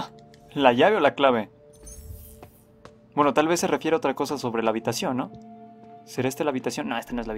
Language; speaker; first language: Spanish; native; Spanish